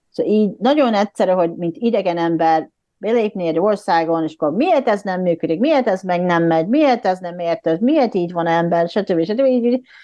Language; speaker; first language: Hungarian; non-native, fluent; Japanese